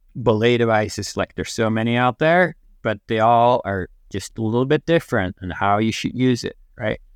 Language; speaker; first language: English; non-native, fluent; Dutch